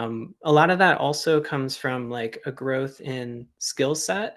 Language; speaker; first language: English; native; English